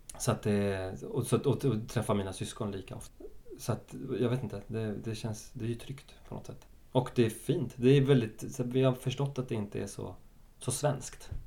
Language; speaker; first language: Swedish; early bilingual, other home language; Spanish